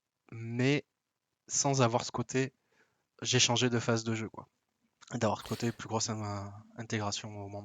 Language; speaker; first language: French; native; French